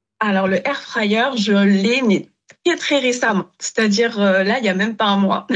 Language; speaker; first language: French; non-native, local second language; Wolof